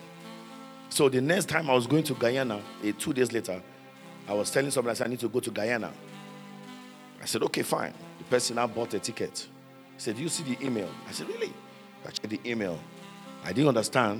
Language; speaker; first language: English; non-native, local second language; Yoruba